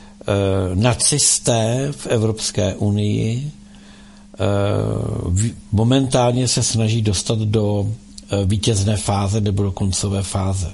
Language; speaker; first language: Czech; native; Czech